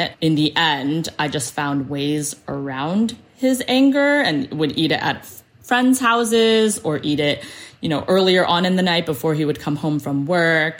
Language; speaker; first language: English; early bilingual, other home language; Cantonese